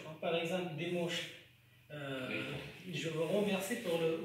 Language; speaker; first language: French; non-native, learner; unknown